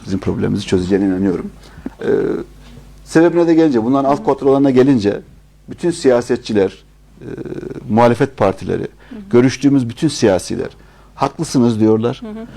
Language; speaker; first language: Turkish; native; Turkish